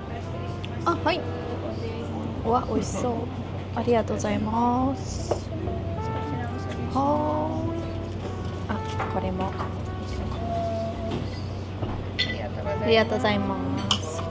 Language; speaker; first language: Japanese; non-native, fluent; Russian